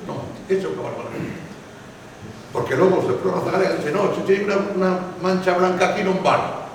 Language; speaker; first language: Galician; non-native, local second language; Spanish